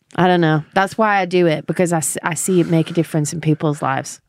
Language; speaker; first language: English; native; English